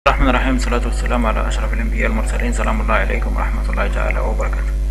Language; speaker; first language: Arabic; native; Arabic